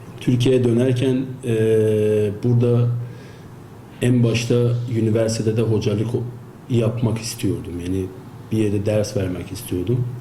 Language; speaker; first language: Turkish; non-native, fluent; Azerbaijani